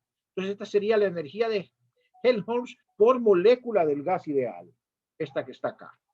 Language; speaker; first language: Spanish; native; Spanish